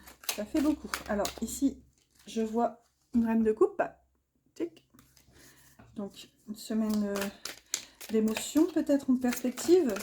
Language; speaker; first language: French; native; French